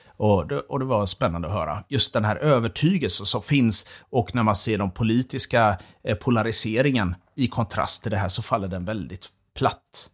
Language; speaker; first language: Swedish; native; Swedish